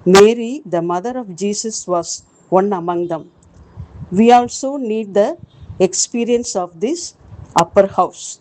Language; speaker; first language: English; non-native, local second language; Tamil